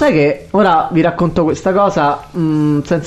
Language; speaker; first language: Italian; native; Italian